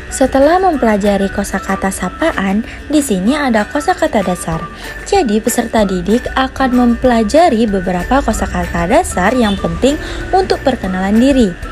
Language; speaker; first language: Indonesian; native; Indonesian